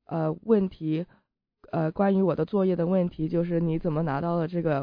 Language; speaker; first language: Chinese; early bilingual, heritage; Chinese